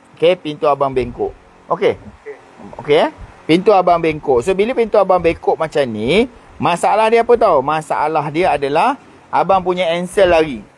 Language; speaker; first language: Malay; native; Malay